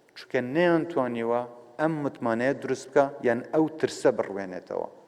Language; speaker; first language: Central Kurdish; non-native, local second language; Kurdish